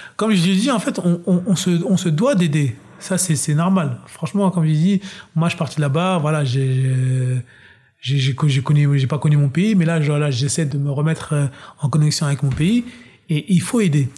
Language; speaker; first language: French; native; French